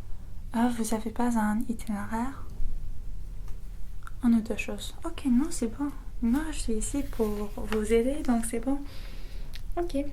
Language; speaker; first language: French; non-native, fluent; English